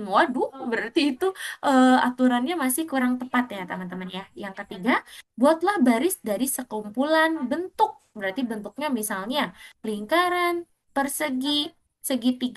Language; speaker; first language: Indonesian; native; Indonesian